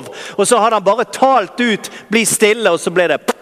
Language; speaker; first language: Norwegian; native; Norwegian